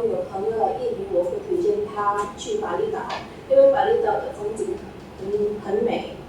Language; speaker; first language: Chinese; non-native, learner; Indonesian